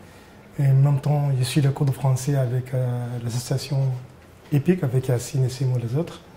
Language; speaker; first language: French; non-native, learner; Arabic